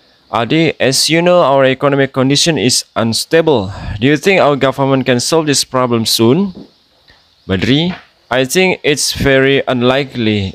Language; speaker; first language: English; non-native, fluent; Indonesian